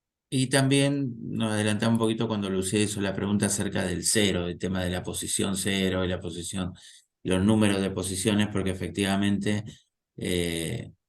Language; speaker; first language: Spanish; native; Spanish